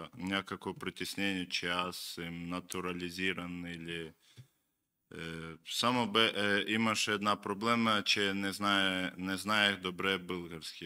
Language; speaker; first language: Bulgarian; non-native, learner; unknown